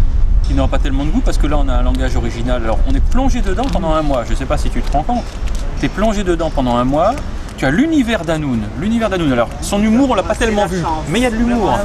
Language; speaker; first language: French; native; French